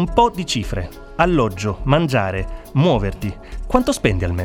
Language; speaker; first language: Italian; native; Italian